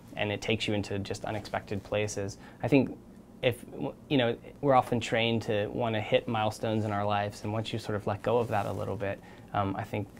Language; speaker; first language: English; native; English